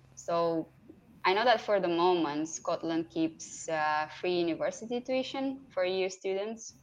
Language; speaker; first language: English; non-native, fluent; Romanian